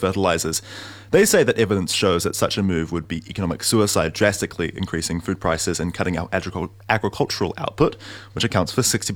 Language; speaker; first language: English; native; English